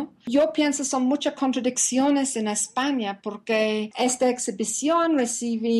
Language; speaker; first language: Spanish; non-native, learner; English